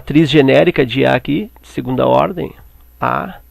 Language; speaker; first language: Portuguese; native; Portuguese